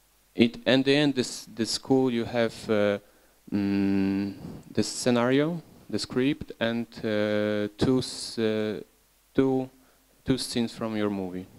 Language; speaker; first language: English; non-native, learner; Polish